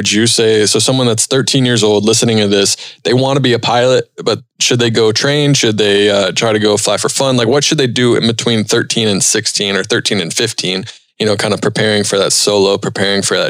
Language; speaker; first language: English; native; English